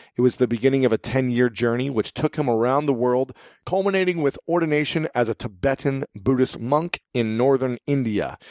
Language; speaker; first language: English; native; English